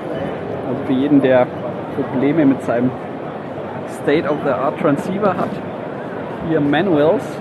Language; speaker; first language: German; native; German